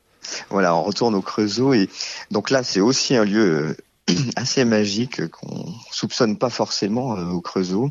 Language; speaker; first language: French; native; French